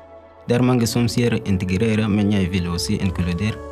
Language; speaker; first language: Norwegian; non-native, learner; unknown